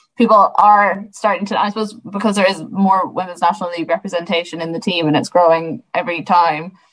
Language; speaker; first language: English; native; English